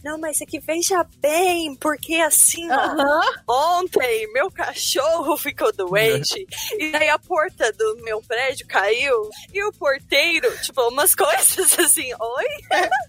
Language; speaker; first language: Portuguese; non-native, fluent; English